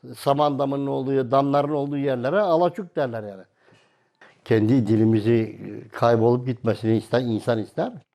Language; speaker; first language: Turkish; non-native, local second language; Kumyk